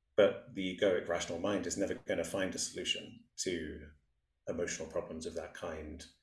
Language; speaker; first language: English; native; English